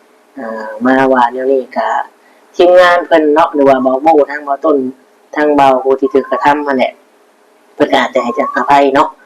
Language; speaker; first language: Thai; non-native, local second language; Northeastern Thai